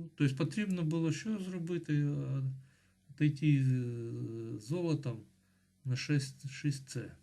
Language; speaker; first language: Ukrainian; non-native, local second language; Russian